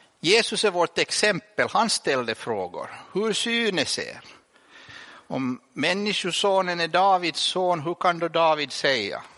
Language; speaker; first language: Swedish; native; Swedish